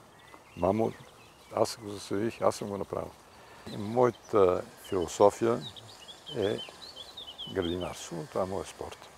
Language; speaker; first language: Bulgarian; early bilingual, heritage; Bulgarian